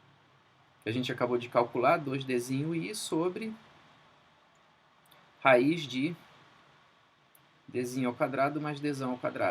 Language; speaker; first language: Portuguese; native; Portuguese